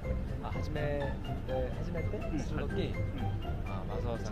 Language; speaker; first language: Japanese; non-native, learner; Korean